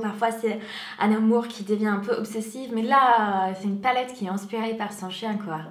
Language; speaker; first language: French; non-native, fluent; English